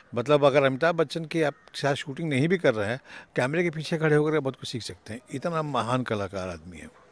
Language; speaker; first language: Hindi; native; Hindi